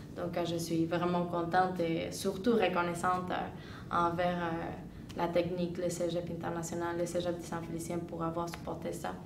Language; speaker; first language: French; non-native, fluent; Spanish